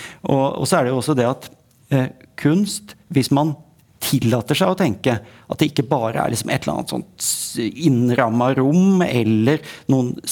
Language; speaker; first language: Norwegian; native; Norwegian